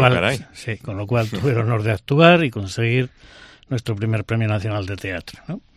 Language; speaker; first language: Spanish; native; Spanish